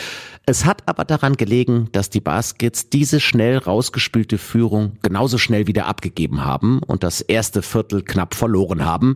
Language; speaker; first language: German; native; German